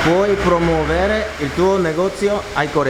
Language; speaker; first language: Italian; non-native, learner; Korean